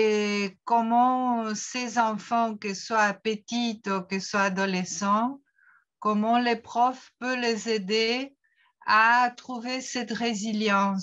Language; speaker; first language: French; non-native, fluent; Portuguese